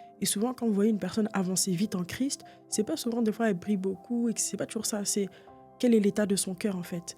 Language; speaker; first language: French; early bilingual, other home language; Portuguese